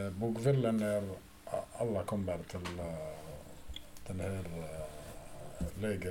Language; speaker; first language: Swedish; non-native, fluent; Arabic